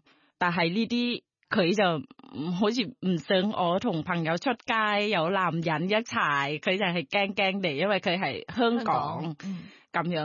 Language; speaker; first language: Cantonese; non-native, learner; Thai